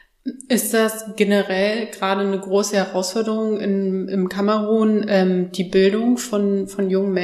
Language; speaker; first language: German; native; German